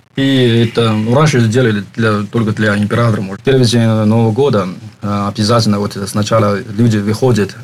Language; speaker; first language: Russian; non-native, learner; Chinese